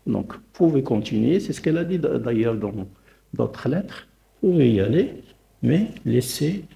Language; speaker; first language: French; non-native, local second language; Arabic